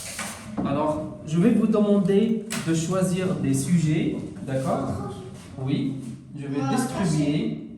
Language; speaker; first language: French; non-native, local second language; Arabic